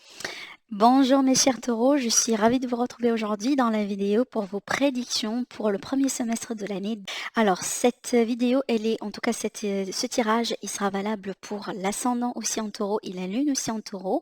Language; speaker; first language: French; native; French